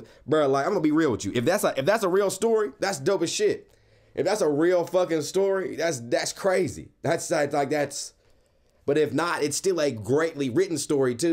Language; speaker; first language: English; native; English